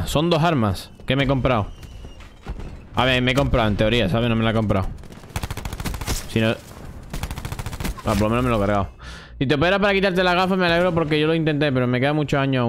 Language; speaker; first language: Spanish; native; Spanish